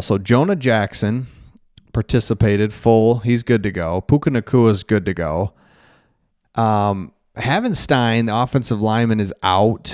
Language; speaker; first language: English; native; English